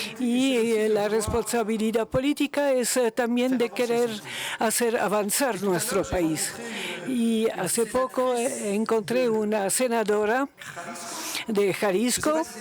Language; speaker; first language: Spanish; non-native, fluent; Luxembourgish